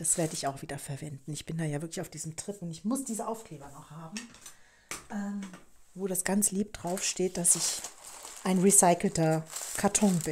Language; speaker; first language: German; native; German